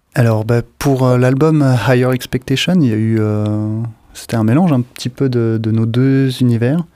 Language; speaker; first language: French; native; French